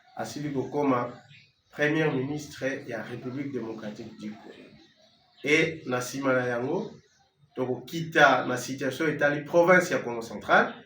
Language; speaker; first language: Lingala; non-native, local second language; Kongo